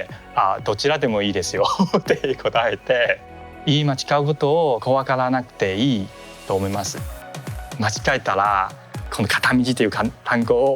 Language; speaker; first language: Japanese; non-native, fluent; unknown